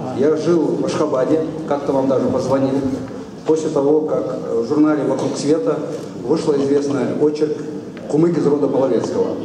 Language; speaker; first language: Russian; non-native, local second language; Kumyk